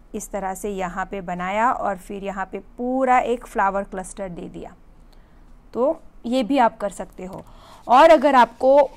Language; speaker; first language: Hindi; non-native, local second language; Gujarati